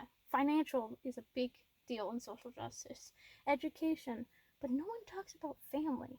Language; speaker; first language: English; native; English